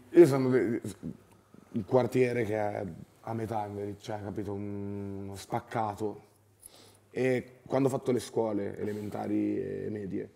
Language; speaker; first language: Italian; native; Italian